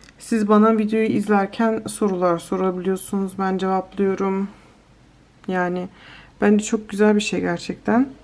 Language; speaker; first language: Turkish; early bilingual, heritage; Turkish